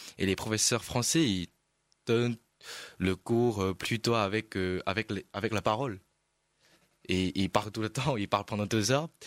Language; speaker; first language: French; non-native, learner; Chinese